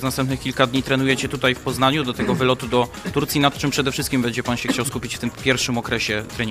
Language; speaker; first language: Polish; native; Polish